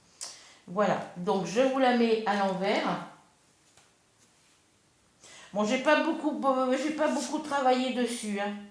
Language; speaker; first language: French; native; French